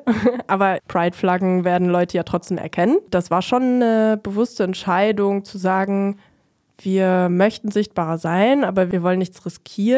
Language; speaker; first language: German; native; German